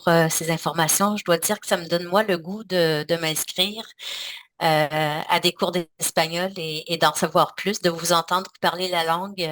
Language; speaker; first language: French; native; French